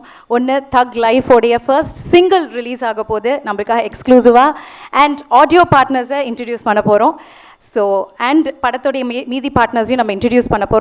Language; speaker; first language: Tamil; native; Tamil